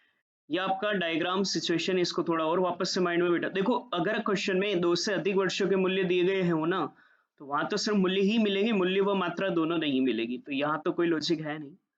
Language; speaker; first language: Hindi; native; Hindi